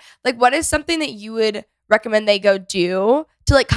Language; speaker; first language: English; native; English